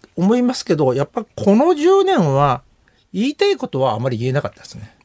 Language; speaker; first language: Japanese; native; Japanese